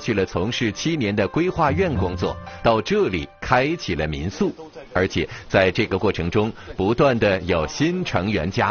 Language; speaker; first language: Chinese; native; Chinese